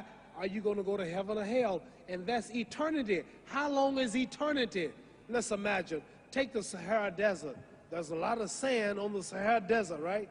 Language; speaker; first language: English; native; English